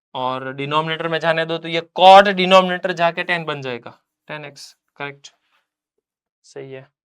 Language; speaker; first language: Hindi; non-native, local second language; Gujarati